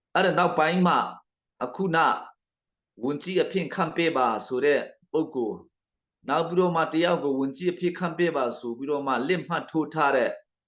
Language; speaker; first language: Burmese; non-native, local second language; Hakha Chin